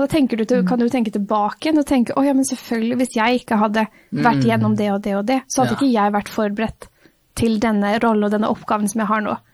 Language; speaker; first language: Norwegian; native; Norwegian